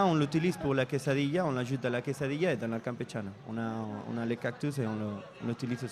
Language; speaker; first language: French; non-native, fluent; Spanish